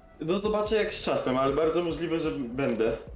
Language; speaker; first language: Polish; native; Polish